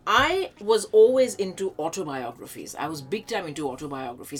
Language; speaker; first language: English; non-native, local second language; Hindi